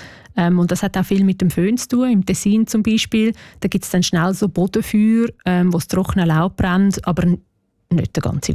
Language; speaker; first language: German; native; German